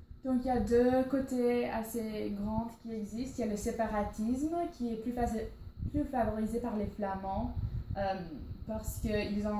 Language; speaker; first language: French; non-native, learner; English